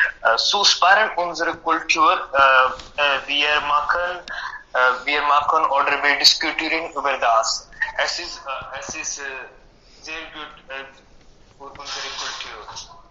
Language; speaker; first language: German; non-native, learner; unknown